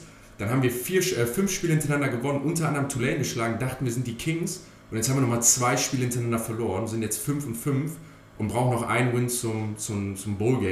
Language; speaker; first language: German; native; German